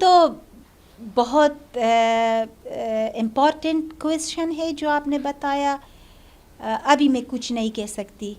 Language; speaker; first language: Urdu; non-native, fluent; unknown